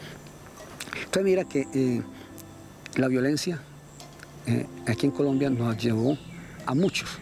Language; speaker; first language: Spanish; native; Spanish